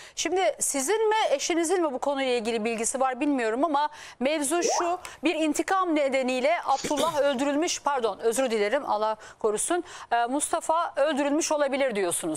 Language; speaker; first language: Turkish; native; Turkish